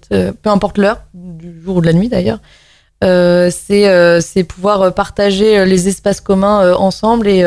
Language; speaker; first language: French; native; French